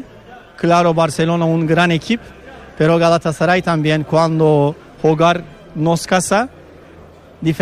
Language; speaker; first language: Spanish; non-native, learner; Turkish